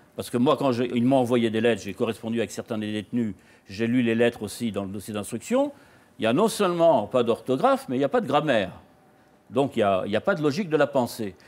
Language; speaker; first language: French; native; French